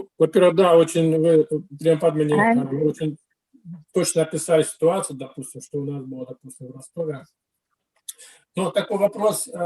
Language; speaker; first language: Russian; native; Russian